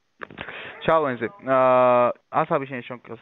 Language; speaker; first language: German; non-native, fluent; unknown